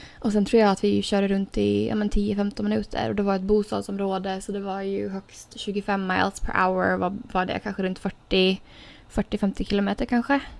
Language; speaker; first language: Swedish; native; Swedish